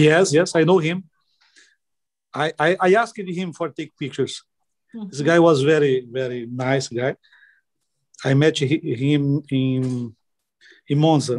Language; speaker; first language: English; non-native, learner; Portuguese